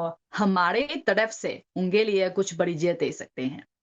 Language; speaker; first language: Hindi; non-native, learner; Chinese